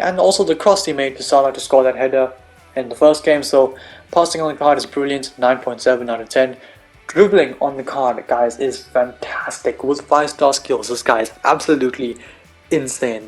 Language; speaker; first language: English; native; English